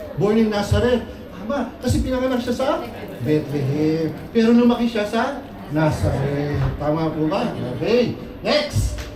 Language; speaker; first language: Filipino; native; Filipino